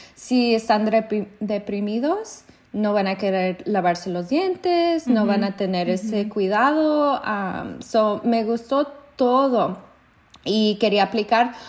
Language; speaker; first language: Spanish; early bilingual, heritage; Spanish